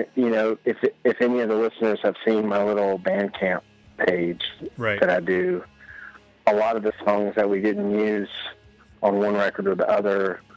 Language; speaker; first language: English; native; English